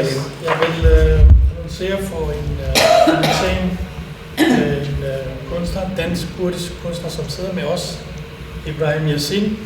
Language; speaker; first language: Danish; non-native, fluent; Central Kurdish